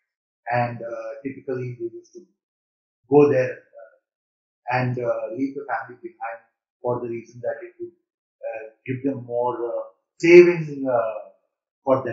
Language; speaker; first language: English; non-native, local second language; Persian